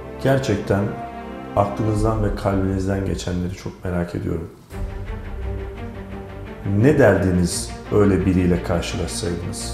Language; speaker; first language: Turkish; native; Turkish